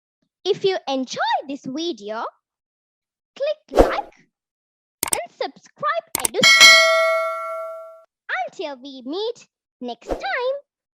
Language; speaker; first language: English; non-native, local second language; Sinhala